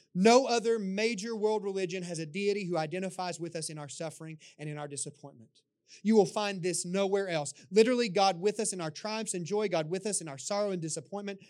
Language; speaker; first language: English; native; English